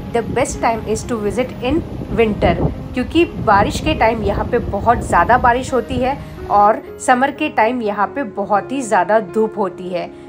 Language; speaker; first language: Hindi; non-native, local second language; Gujarati